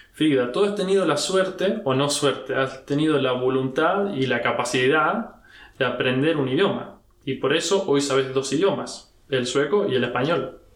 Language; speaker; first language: Spanish; early bilingual, heritage; Spanish